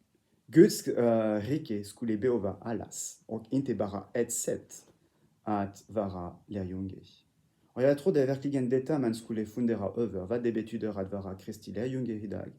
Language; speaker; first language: Swedish; non-native, fluent; French